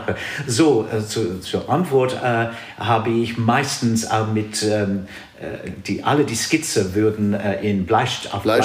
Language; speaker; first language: German; non-native, fluent; English